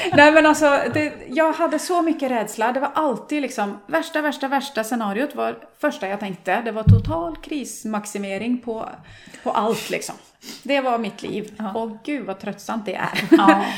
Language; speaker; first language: Swedish; non-native, fluent; Norwegian